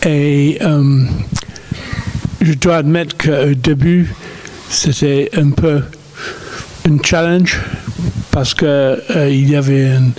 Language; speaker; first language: French; non-native, fluent; English